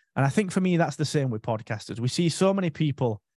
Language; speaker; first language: English; native; English